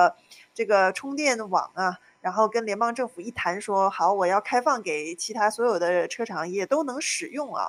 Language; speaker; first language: Chinese; native; Chinese